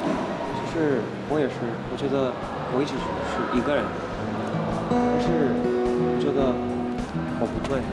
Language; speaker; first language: Chinese; non-native, learner; Japanese